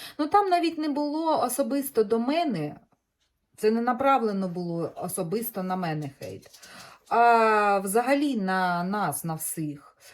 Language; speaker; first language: Ukrainian; native; Ukrainian